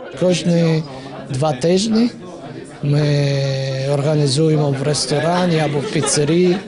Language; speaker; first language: Ukrainian; non-native, fluent; Italian